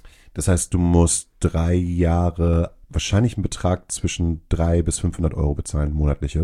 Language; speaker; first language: German; native; German